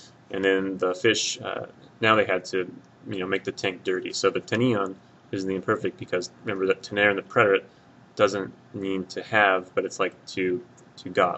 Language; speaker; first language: English; native; English